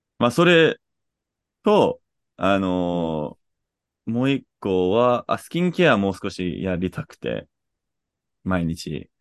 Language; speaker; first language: Japanese; non-native, fluent; English